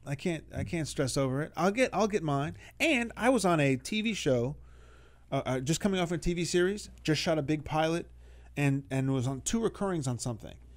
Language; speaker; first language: English; native; English